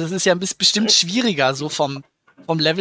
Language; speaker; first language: German; native; German